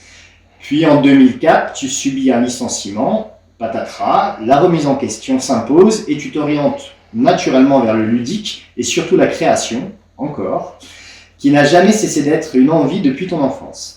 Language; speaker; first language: French; native; French